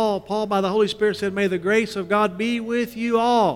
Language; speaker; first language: English; native; English